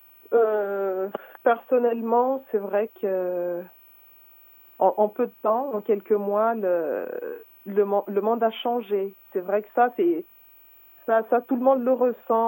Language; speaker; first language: French; non-native, local second language; Malagasy